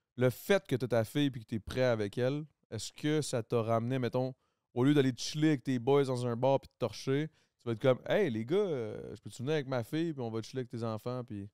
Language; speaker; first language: French; native; French